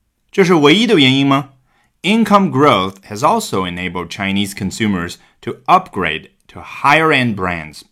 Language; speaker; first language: English; non-native, fluent; Chinese